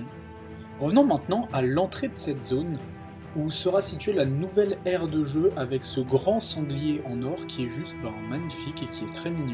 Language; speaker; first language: French; native; French